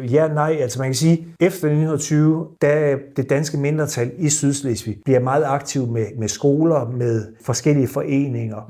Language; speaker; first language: Danish; native; Danish